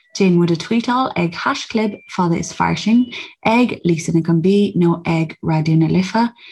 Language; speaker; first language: Irish; non-native, local second language; English